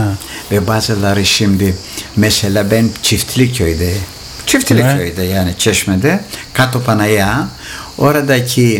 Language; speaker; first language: Turkish; non-native, local second language; Greek